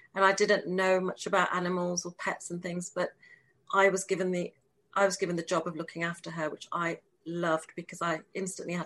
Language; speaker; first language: English; native; English